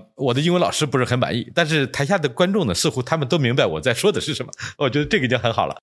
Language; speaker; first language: Chinese; native; Chinese